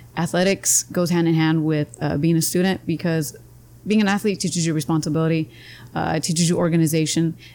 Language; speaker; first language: English; native; English